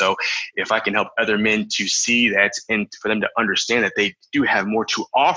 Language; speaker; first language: English; native; English